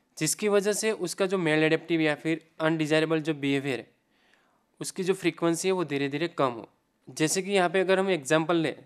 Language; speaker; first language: Hindi; non-native, local second language; Gujarati